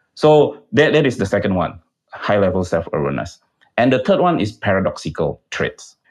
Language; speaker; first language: English; non-native, fluent; Indonesian